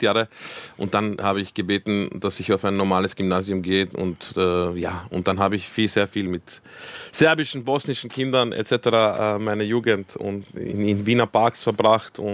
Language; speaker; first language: German; early bilingual, other home language; Croatian